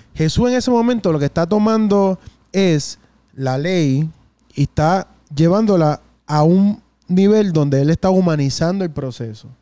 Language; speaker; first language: Spanish; native; Spanish